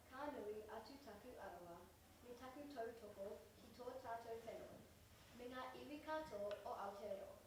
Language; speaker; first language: Māori; non-native, local second language; English